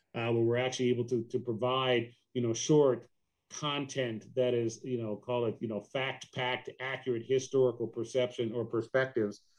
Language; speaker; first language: English; native; English